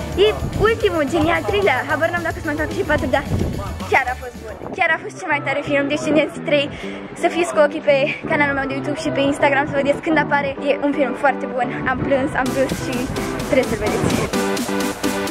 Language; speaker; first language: Romanian; native; Romanian